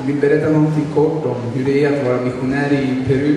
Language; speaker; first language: Swedish; non-native, learner; Spanish